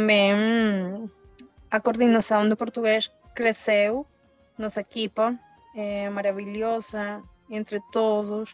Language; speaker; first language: Portuguese; early bilingual, heritage; Spanish